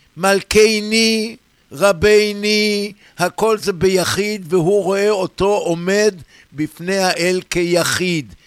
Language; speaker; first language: Hebrew; native; Hebrew